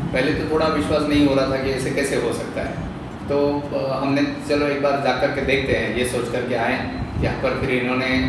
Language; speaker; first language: Hindi; non-native, local second language; Marathi